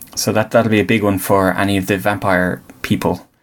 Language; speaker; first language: English; native; English